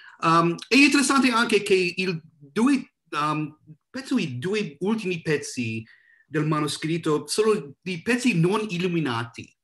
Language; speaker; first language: Italian; non-native, learner; English